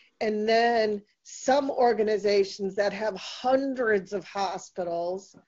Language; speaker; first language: English; native; English